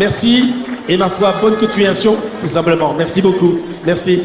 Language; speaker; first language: French; native; French